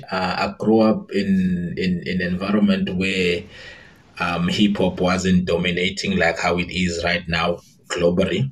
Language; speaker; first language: English; non-native, local second language; Zulu